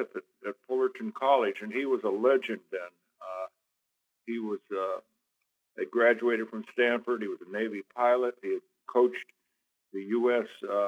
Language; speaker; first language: English; native; English